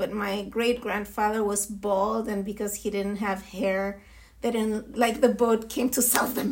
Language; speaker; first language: English; non-native, fluent; Spanish